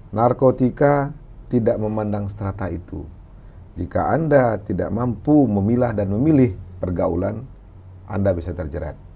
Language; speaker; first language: Indonesian; non-native, local second language; Minangkabau